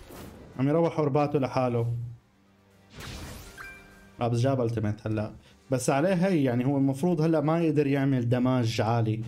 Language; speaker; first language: Arabic; native; Arabic